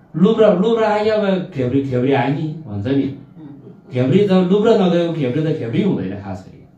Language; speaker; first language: Nepali; non-native, local second language; Gurung